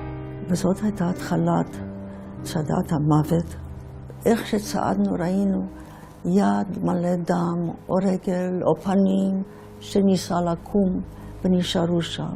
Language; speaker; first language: Hebrew; non-native, fluent; Yiddish